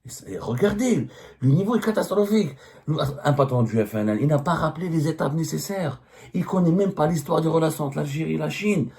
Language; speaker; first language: French; non-native, local second language; Arabic